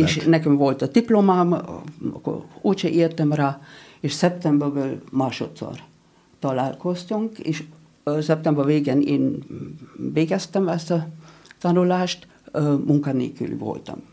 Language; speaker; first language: Hungarian; early bilingual, heritage; German